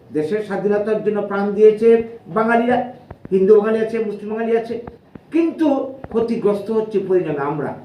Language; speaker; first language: Bangla; native; Bangla